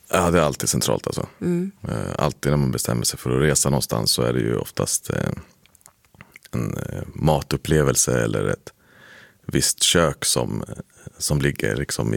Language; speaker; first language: Swedish; native; Swedish